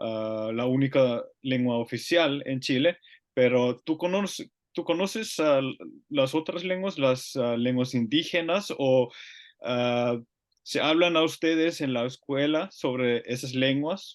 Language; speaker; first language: Spanish; non-native, learner; Finnish